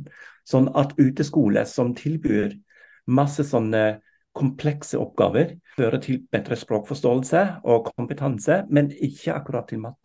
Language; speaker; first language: Norwegian; non-native, fluent; German